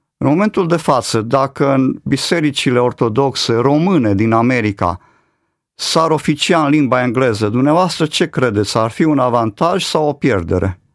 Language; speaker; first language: Romanian; native; Romanian